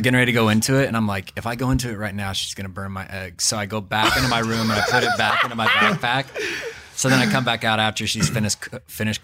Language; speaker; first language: English; native; English